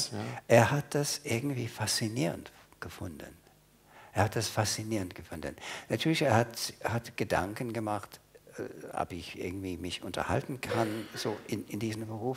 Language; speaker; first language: German; non-native, fluent; English